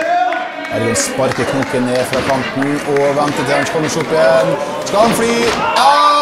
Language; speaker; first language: Norwegian; native; Norwegian